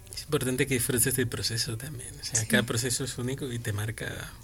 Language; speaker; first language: Spanish; native; Spanish